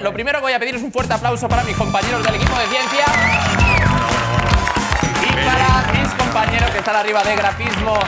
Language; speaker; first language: Spanish; native; Spanish